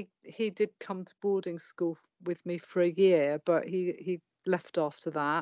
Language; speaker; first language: English; native; English